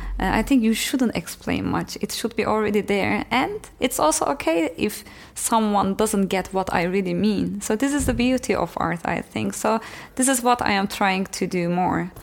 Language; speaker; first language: English; non-native, fluent; Turkish